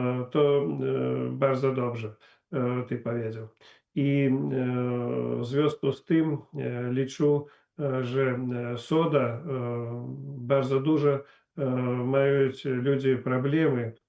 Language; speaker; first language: Polish; non-native, learner; Russian